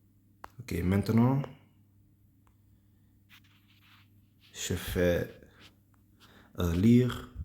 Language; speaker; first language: French; non-native, learner; English